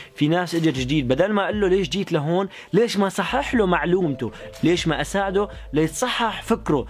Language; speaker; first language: Arabic; native; Arabic